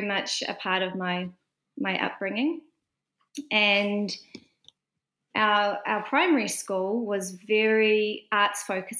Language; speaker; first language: English; native; English